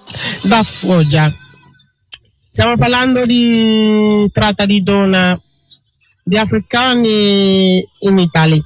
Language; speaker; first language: Italian; non-native, learner; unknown